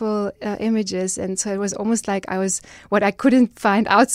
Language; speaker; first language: English; non-native, fluent; German